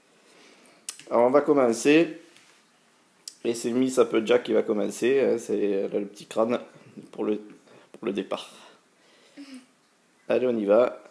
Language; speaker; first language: French; native; French